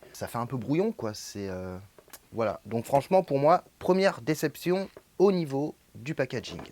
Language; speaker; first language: French; native; French